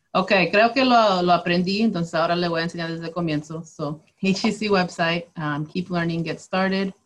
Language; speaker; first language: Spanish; early bilingual, heritage; Spanish